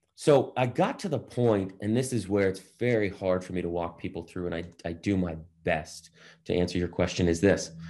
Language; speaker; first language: English; native; English